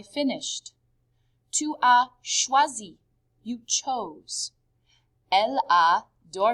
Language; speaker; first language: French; non-native, fluent; English